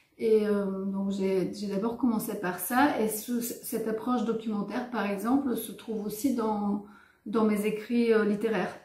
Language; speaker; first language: French; non-native, fluent; Bulgarian